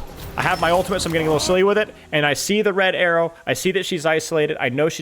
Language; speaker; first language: English; native; English